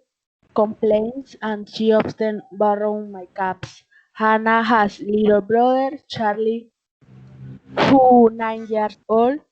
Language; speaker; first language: English; non-native, learner; Spanish